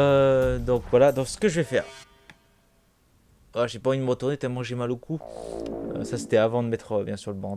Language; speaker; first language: French; native; French